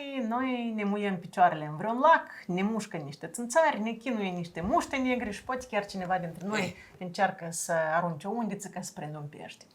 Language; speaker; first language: Romanian; native; Romanian